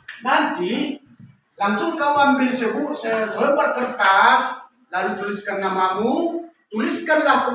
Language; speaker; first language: Indonesian; native; Indonesian